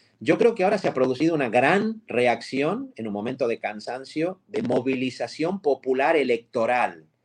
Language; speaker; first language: Spanish; native; Spanish